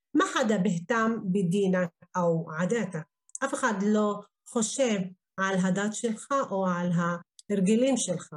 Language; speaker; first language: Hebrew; non-native, local second language; Arabic